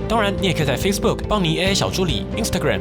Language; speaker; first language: Chinese; native; Chinese